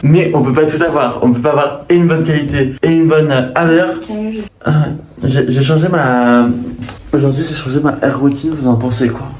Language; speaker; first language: French; native; French